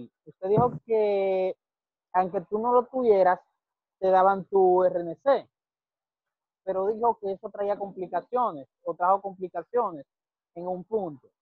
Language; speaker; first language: Spanish; native; Spanish